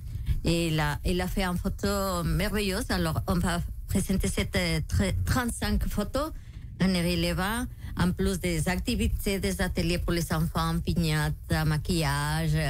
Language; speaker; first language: French; non-native, local second language; Spanish